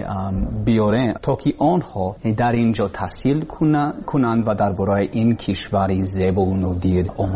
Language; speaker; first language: Persian; non-native, learner; English